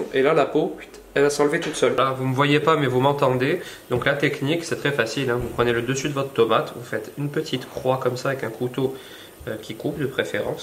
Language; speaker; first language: French; native; French